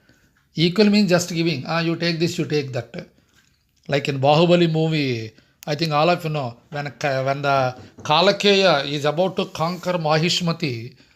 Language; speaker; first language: English; non-native, local second language; Telugu